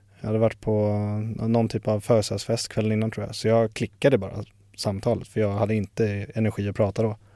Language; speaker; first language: Swedish; native; Swedish